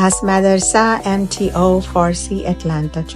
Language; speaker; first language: Persian; non-native, learner; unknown